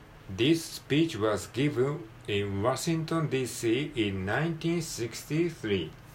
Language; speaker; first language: English; non-native, learner; Japanese